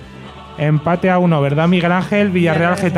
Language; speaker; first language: Spanish; native; Spanish